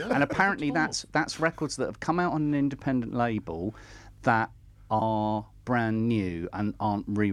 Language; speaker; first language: English; native; English